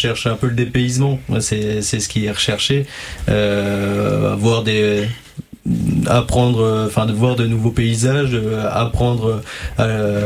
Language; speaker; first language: French; native; French